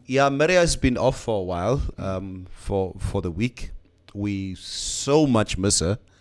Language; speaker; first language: English; non-native, local second language; Afrikaans